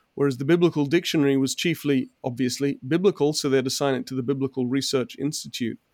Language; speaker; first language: English; native; English